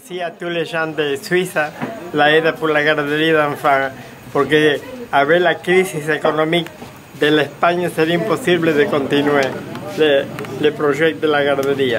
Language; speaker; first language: French; non-native, learner; Spanish